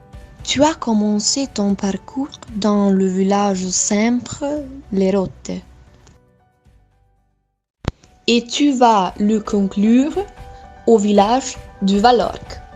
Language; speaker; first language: French; non-native, learner; Italian